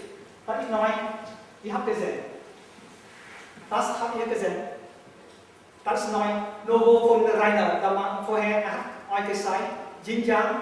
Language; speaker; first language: German; non-native, learner; Vietnamese